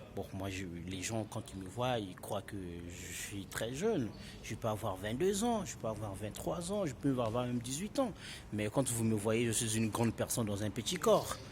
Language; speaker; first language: French; non-native, local second language; Lingala